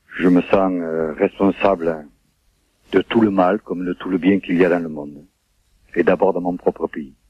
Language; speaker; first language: French; native; French